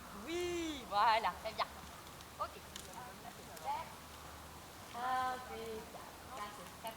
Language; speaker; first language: French; native; French